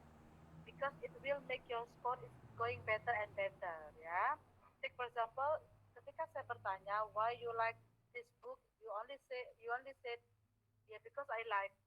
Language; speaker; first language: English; non-native, fluent; Indonesian